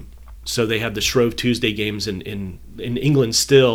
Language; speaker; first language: English; native; English